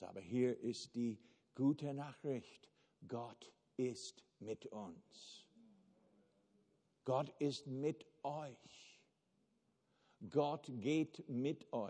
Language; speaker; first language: German; non-native, fluent; English